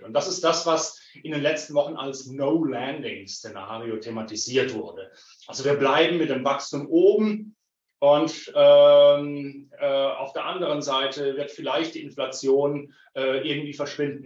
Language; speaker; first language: German; native; German